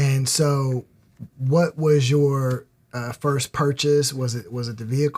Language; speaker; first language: English; native; English